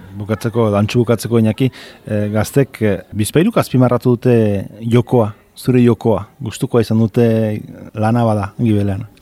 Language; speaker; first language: Basque; native; Basque